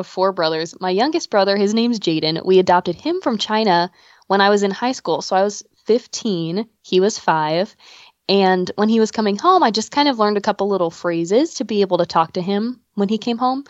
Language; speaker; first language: English; native; English